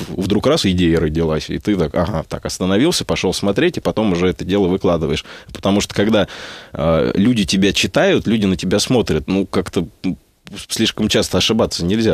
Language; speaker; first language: Russian; native; Russian